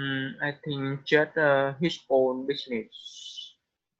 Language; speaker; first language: English; non-native, learner; Vietnamese